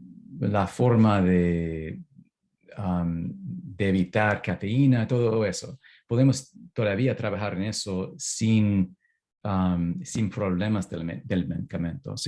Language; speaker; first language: Spanish; non-native, fluent; English